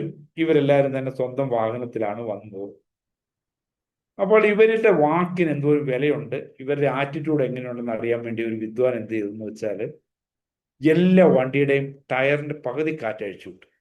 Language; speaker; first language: Malayalam; native; Malayalam